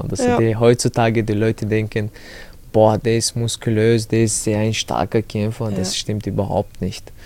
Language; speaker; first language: German; early bilingual, other home language; Chechen